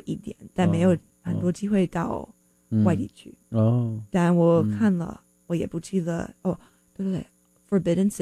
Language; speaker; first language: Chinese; non-native, fluent; English